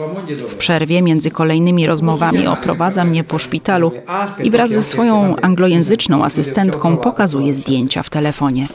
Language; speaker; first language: Polish; native; Polish